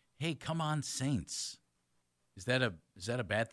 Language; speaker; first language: English; native; English